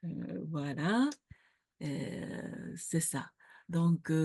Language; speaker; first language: French; non-native, fluent; Japanese